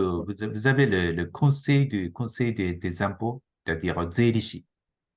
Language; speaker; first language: French; non-native, learner; Japanese